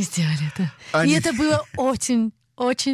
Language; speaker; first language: Russian; early bilingual, heritage; Russian